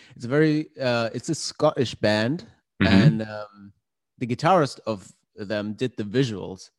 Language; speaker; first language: English; non-native, fluent; German